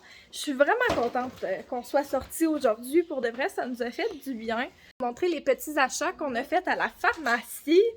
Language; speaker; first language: French; native; French